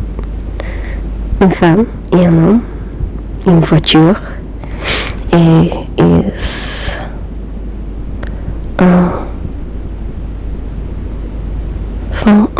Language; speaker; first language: French; non-native, learner; English